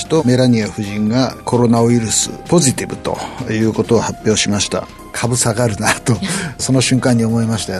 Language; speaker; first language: Japanese; native; Japanese